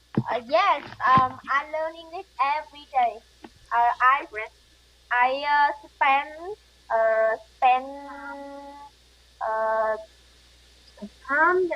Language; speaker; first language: English; non-native, learner; Vietnamese